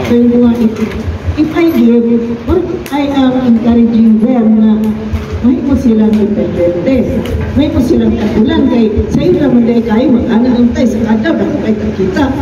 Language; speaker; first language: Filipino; non-native, local second language; Cebuano